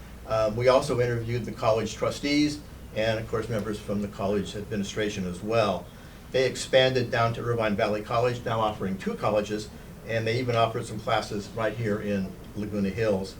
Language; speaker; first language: English; native; English